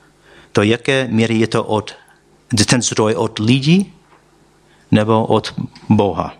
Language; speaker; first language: Czech; non-native, fluent; English